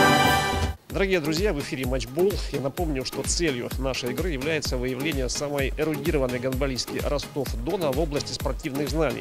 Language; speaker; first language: Russian; native; Russian